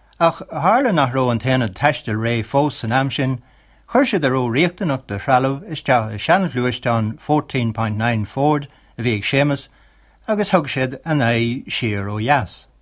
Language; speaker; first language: Irish; native; Irish